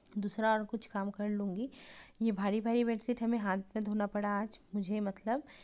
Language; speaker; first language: Hindi; native; Hindi